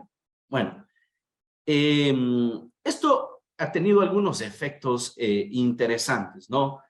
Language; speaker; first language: Spanish; native; Spanish